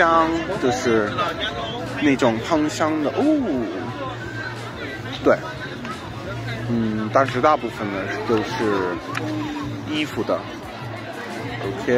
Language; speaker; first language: Chinese; non-native, learner; English